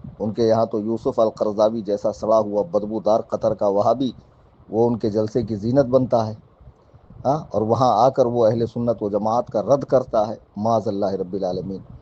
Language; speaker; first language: Urdu; native; Urdu